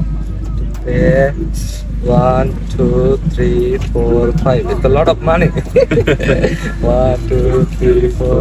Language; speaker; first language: English; non-native, learner; Bangla